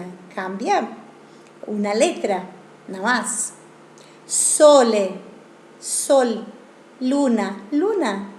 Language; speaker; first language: Spanish; non-native, fluent; Italian